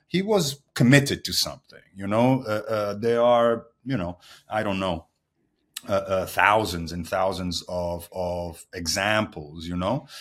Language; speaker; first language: English; non-native, fluent; Portuguese